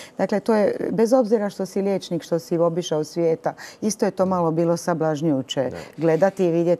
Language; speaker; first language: Serbian; native; Serbian